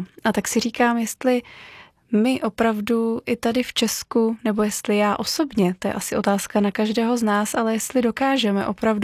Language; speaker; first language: Czech; native; Czech